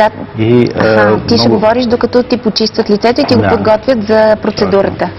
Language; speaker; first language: Bulgarian; native; Bulgarian